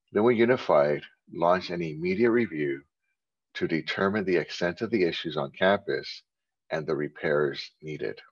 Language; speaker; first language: English; native; English